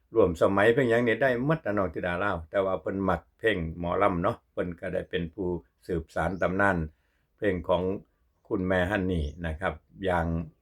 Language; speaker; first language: Thai; native; Thai